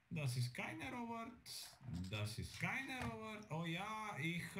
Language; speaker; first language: German; non-native, learner; Bulgarian